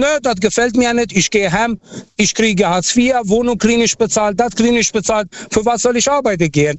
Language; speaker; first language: German; non-native, fluent; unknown